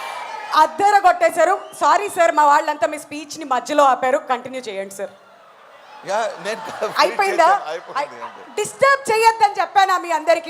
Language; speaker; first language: Telugu; native; Telugu